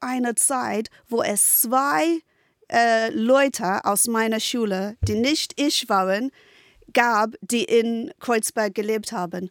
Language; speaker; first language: German; non-native, fluent; English